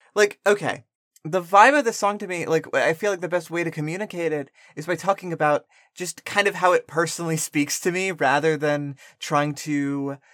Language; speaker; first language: English; early bilingual, other home language; Spanish